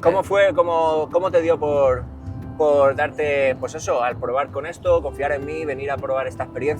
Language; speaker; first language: Spanish; native; Spanish